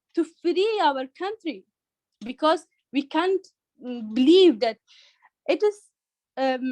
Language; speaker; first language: English; non-native, learner; Persian